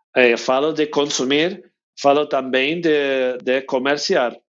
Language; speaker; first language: Portuguese; non-native, learner; English